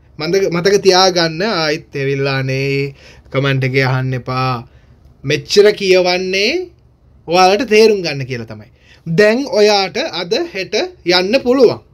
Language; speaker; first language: Sinhala; non-native, local second language; Tamil